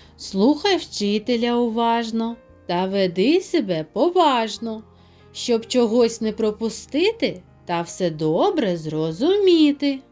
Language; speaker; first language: Ukrainian; native; Ukrainian